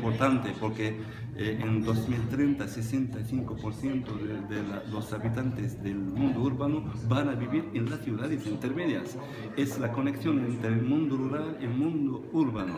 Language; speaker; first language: Spanish; non-native, fluent; Arabic